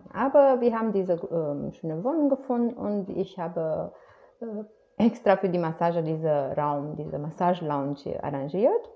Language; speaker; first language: German; non-native, fluent; Romanian